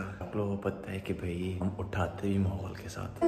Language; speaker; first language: Urdu; native; Urdu